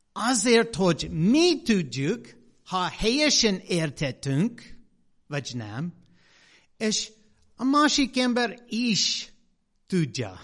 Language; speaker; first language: Hungarian; non-native, fluent; English